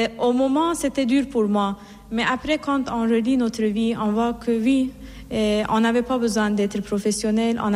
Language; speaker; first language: French; non-native, fluent; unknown